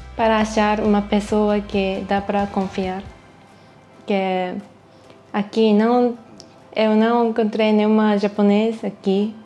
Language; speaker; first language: Portuguese; non-native, learner; Japanese